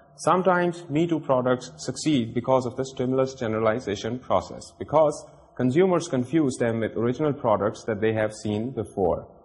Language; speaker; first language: English; non-native, local second language; Urdu